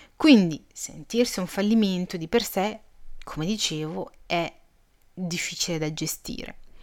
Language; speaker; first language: Italian; early bilingual, other home language; Arabic